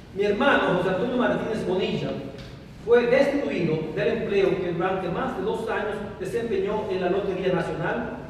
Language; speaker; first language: Spanish; native; Spanish